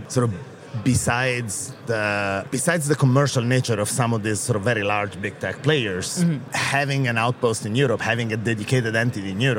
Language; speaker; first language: English; non-native, fluent; Italian